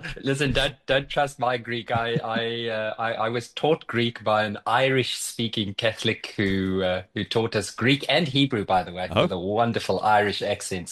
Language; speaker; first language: English; native; English